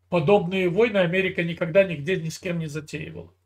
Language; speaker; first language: Russian; native; Russian